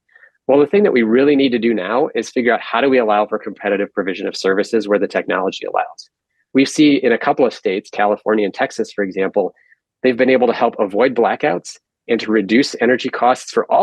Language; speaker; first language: English; native; English